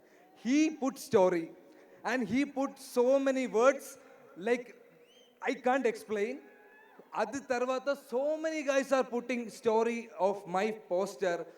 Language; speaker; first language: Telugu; non-native, learner; Malayalam